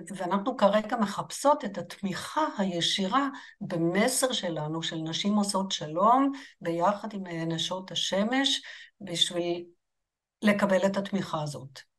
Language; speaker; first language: Hebrew; non-native, fluent; German